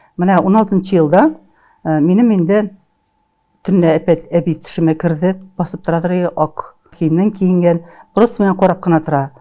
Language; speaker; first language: Tatar; native; Tatar